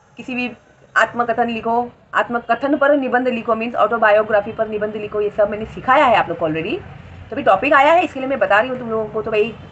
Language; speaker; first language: Hindi; non-native, local second language; Marathi